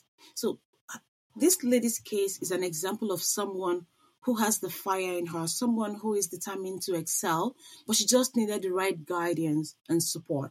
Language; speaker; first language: English; non-native, local second language; Igbo